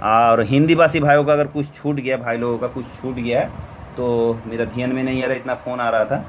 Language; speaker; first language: Hindi; non-native, local second language; Bangla